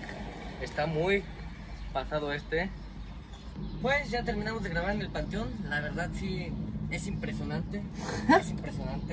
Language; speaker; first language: Spanish; native; Spanish